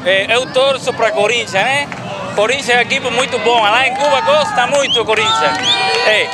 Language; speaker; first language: Portuguese; non-native, learner; Spanish